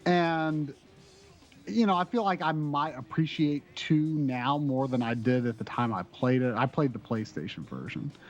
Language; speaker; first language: English; native; English